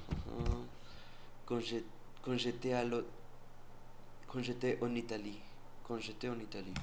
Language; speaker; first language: French; non-native, learner; Spanish